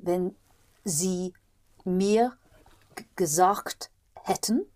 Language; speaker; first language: German; non-native, learner; English